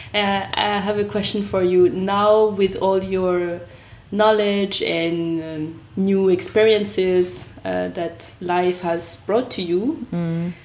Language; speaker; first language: English; non-native, fluent; French